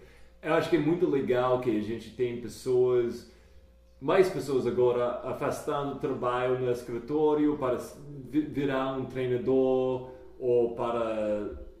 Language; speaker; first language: Portuguese; non-native, fluent; English